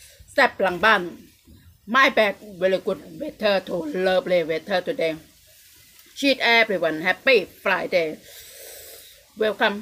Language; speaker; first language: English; non-native, learner; Thai